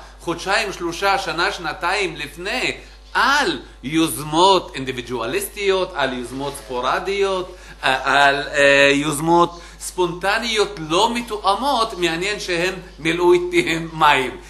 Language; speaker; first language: Hebrew; non-native, local second language; Arabic